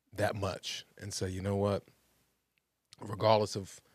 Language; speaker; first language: English; native; English